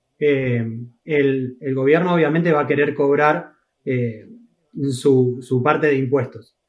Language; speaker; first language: Spanish; native; Spanish